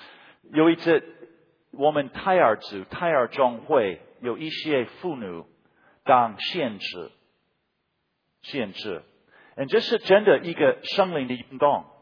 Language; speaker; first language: Chinese; non-native, fluent; English